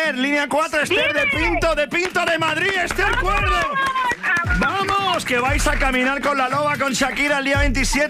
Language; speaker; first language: Spanish; native; Spanish